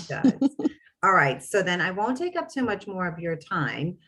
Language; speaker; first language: English; native; English